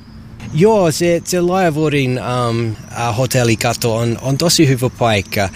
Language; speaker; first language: Finnish; non-native, learner; English